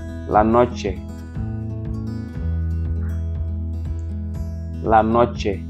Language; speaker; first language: Spanish; non-native, fluent; Wolof